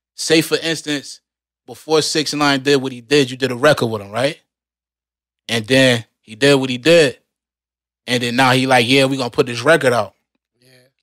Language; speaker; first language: English; native; English